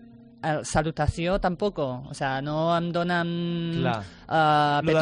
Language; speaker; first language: Catalan; non-native, learner; Japanese